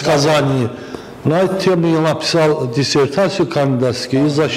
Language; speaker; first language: Russian; non-native, fluent; Azerbaijani